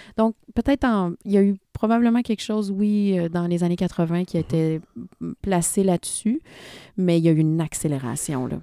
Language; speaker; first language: French; native; French